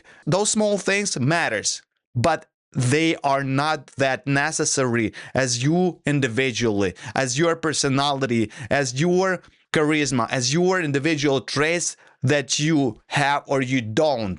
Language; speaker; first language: English; non-native, fluent; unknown